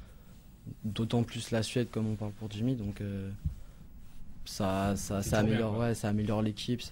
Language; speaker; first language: French; native; French